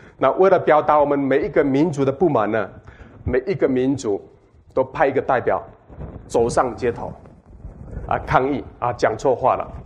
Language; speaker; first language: Chinese; non-native, local second language; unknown